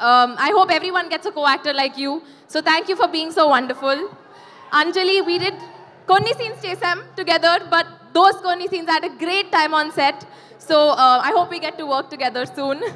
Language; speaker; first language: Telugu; non-native, learner; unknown